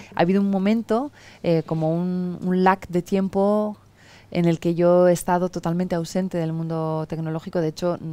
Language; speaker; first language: Spanish; native; Spanish